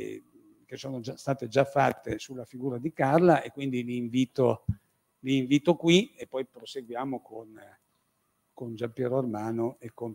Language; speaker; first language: Italian; native; Italian